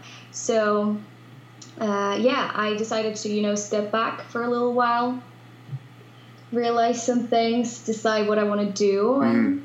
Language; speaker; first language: English; non-native, fluent; Polish